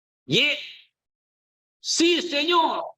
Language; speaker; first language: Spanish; non-native, learner; Korean